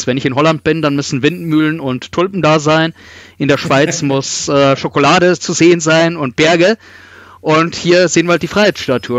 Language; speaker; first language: German; native; German